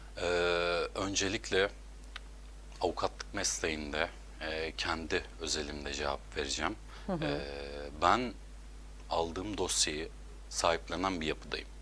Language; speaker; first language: Turkish; native; Turkish